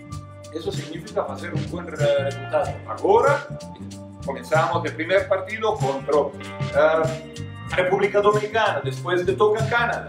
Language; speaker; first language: Spanish; non-native, fluent; Serbian